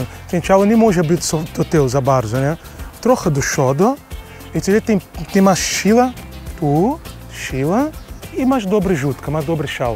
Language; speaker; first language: Polish; non-native, learner; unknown